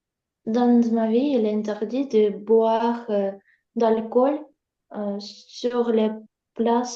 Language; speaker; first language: French; non-native, learner; Russian